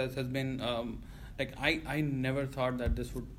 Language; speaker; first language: English; non-native, local second language; Hindi